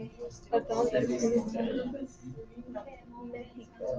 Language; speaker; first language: Spanish; non-native, learner; English